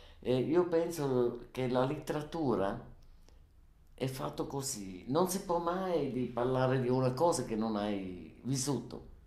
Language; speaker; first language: Italian; non-native, learner; German